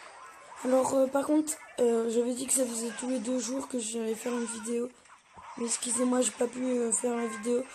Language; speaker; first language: French; native; French